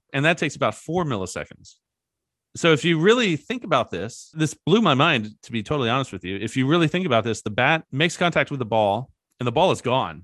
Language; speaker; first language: English; native; English